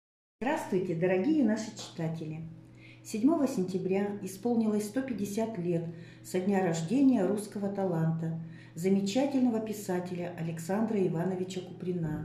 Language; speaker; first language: Russian; native; Russian